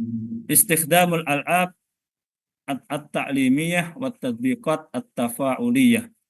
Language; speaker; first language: Arabic; non-native, fluent; Indonesian